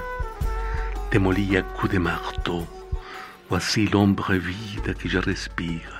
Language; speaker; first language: French; non-native, fluent; Spanish